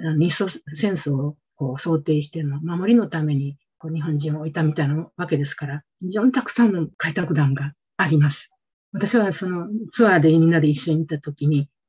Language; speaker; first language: Japanese; native; Japanese